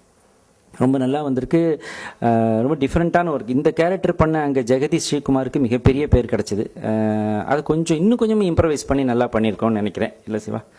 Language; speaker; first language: Tamil; native; Tamil